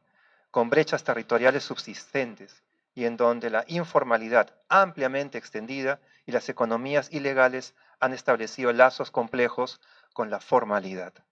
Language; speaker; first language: Spanish; native; Spanish